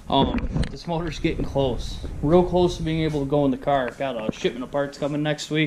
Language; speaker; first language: English; native; English